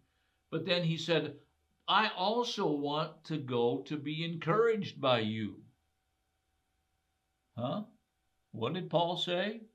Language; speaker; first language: English; native; English